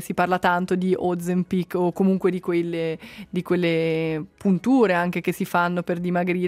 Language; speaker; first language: Italian; native; Italian